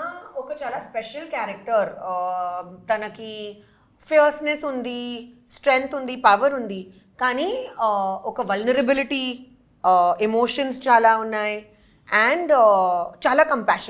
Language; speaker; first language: Telugu; non-native, fluent; Hindi